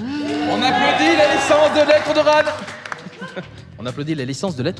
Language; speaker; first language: French; native; French